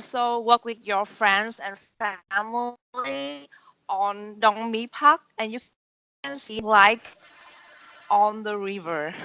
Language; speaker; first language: English; non-native, learner; Vietnamese